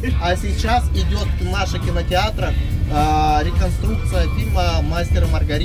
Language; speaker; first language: Russian; native; Russian